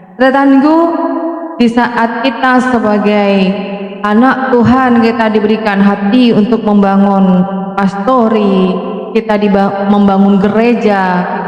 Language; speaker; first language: Indonesian; non-native, local second language; Madurese